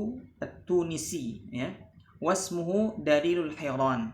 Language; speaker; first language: Arabic; non-native, fluent; Indonesian